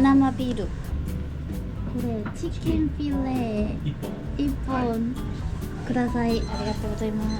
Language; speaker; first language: Japanese; non-native, learner; Korean